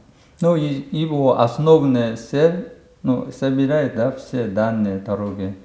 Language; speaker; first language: Russian; non-native, learner; Korean